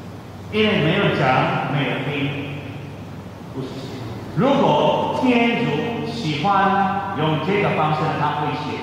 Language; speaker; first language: Chinese; non-native, fluent; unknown